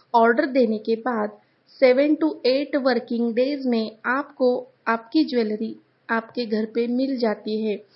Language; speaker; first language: Hindi; non-native, local second language; Marathi